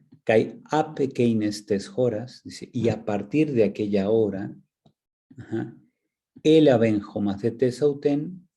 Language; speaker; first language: Spanish; native; Spanish